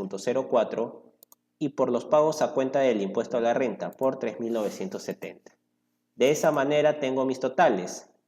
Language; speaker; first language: Spanish; native; Spanish